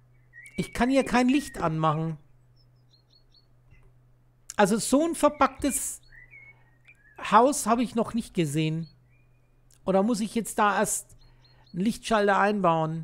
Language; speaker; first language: German; native; German